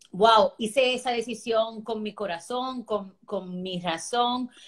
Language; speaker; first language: Spanish; early bilingual, heritage; Spanish